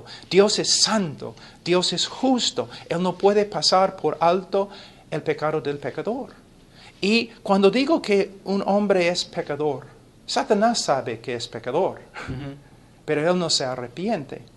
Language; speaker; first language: Spanish; non-native, fluent; English